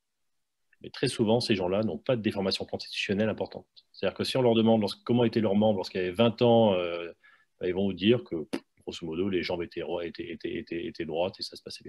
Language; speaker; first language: French; native; French